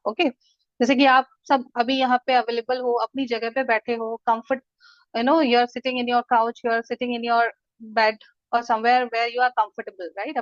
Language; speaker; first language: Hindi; native; Hindi